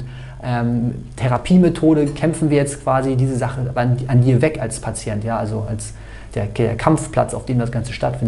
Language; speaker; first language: German; native; German